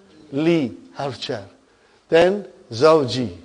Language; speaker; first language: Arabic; non-native, fluent; Urdu